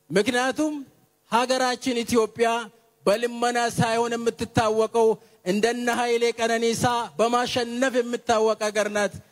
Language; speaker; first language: Amharic; non-native, local second language; Oromo